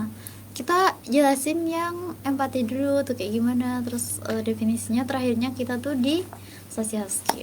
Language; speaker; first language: Indonesian; native; Indonesian